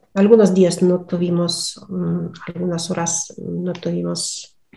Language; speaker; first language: Spanish; non-native, fluent; Russian